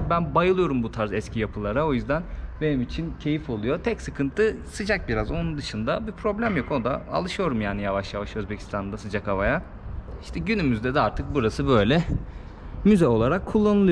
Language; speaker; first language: Turkish; native; Turkish